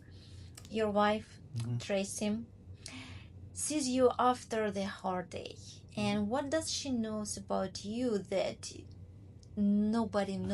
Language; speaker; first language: English; non-native, learner; Ukrainian